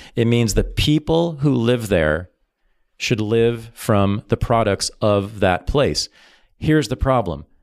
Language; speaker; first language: English; native; English